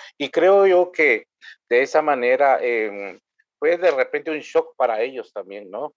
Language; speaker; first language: Spanish; non-native, local second language; Kʼicheʼ